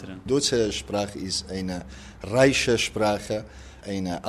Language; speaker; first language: German; non-native, learner; Kurdish